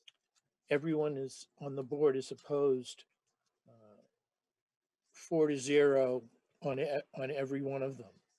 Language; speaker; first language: English; native; English